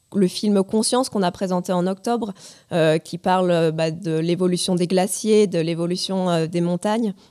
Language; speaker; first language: French; native; French